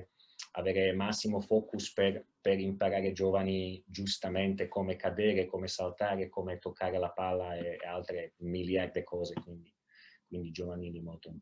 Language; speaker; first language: Italian; non-native, fluent; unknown